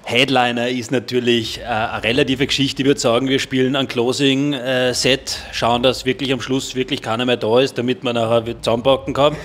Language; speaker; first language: German; native; German